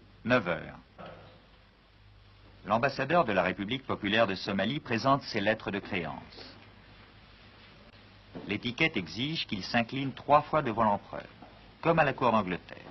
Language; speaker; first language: French; native; French